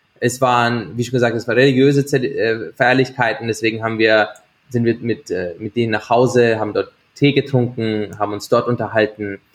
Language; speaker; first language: German; native; German